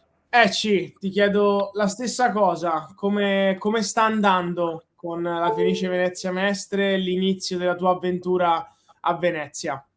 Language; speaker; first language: Italian; native; Italian